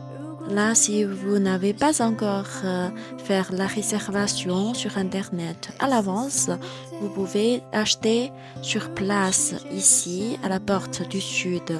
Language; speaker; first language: French; non-native, fluent; Chinese